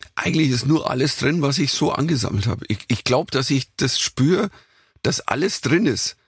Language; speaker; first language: German; native; German